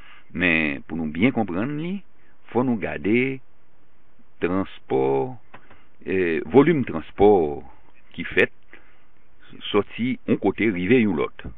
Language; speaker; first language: French; non-native, local second language; Haitian Creole